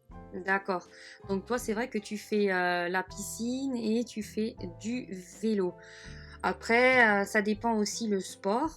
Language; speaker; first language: French; native; French